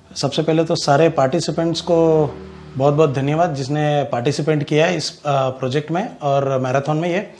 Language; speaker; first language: Hindi; non-native, local second language; Gujarati